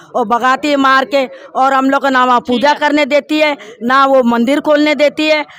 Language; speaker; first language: Urdu; non-native, local second language; Tamil